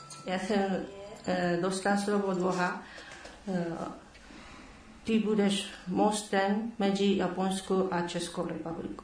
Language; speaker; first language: Czech; non-native, learner; Japanese